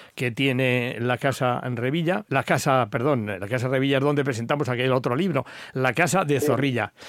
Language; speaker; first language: Spanish; native; Spanish